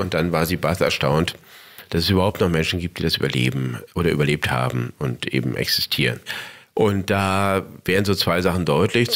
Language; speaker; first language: German; native; German